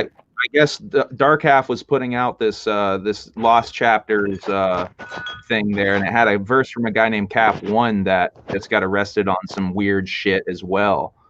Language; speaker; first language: English; native; English